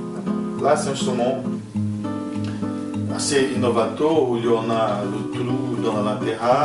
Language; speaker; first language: French; non-native, fluent; Portuguese